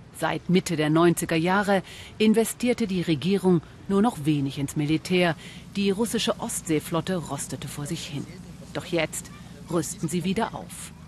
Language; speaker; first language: German; native; German